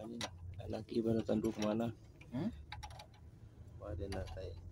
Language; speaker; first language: Arabic; non-native, learner; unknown